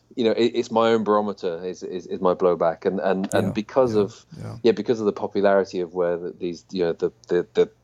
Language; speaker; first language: English; native; English